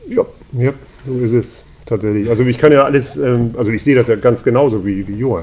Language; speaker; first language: German; native; German